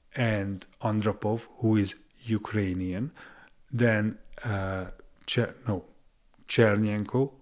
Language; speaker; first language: English; non-native, fluent; Hungarian